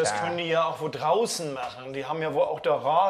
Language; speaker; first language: German; native; German